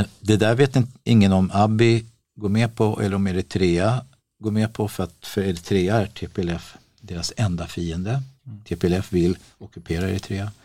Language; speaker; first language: Swedish; native; Swedish